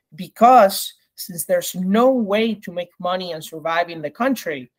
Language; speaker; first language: English; early bilingual, other home language; Spanish